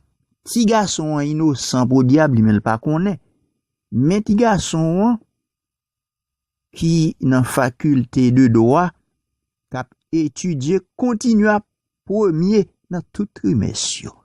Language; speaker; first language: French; non-native, local second language; Haitian Creole